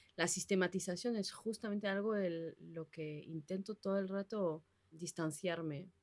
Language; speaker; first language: Spanish; non-native, fluent; Basque